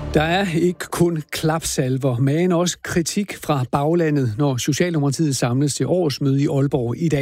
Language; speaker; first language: Danish; native; Danish